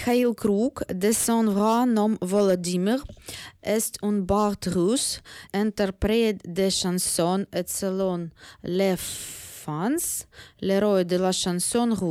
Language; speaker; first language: French; non-native, learner; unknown